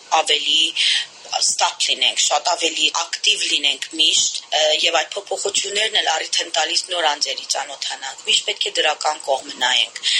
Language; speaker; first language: Armenian; early bilingual, heritage; Armenian